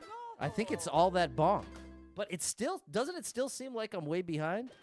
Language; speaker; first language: English; native; English